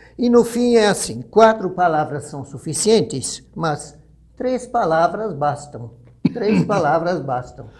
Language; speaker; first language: Portuguese; early bilingual, other home language; German